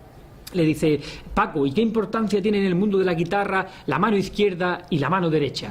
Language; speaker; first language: Spanish; native; Spanish